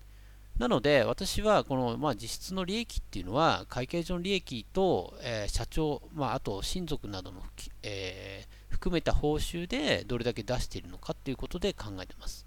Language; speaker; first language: Japanese; native; Japanese